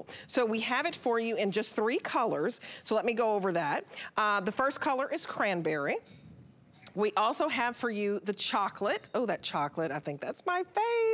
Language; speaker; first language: English; native; English